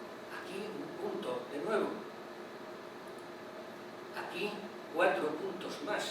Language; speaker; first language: Spanish; native; Spanish